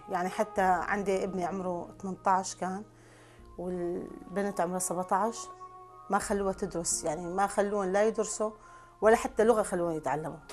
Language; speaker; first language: Arabic; native; Arabic